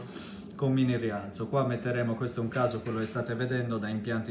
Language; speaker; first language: Italian; native; Italian